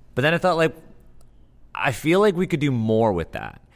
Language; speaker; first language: English; native; English